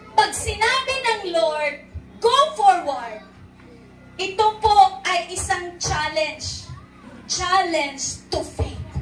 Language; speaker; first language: Filipino; non-native, local second language; Cebuano